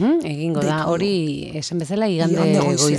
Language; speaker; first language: Basque; native; Basque